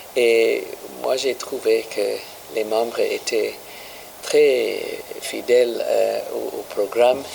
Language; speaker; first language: French; non-native, learner; English